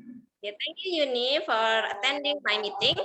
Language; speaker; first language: English; non-native, learner; Indonesian